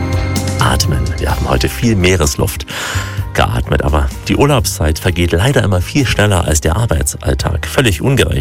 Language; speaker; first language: German; native; German